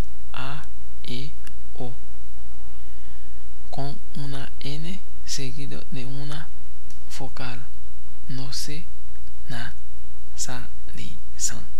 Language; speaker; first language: Spanish; non-native, fluent; Haitian Creole